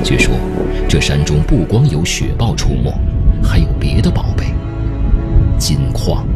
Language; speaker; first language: Chinese; native; Chinese